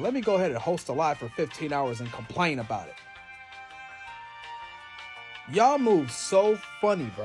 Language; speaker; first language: English; native; English